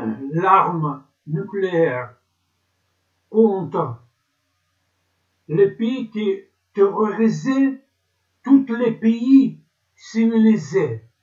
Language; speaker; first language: French; non-native, learner; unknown